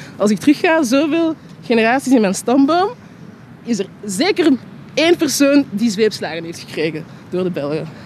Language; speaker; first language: Dutch; early bilingual, other home language; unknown